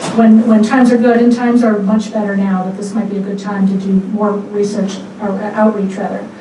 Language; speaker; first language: English; native; English